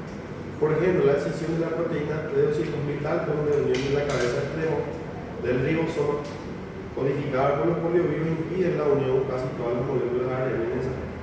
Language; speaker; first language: Spanish; native; Spanish